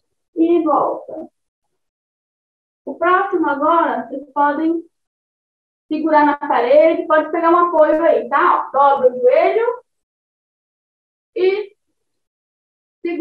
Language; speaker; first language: Portuguese; native; Portuguese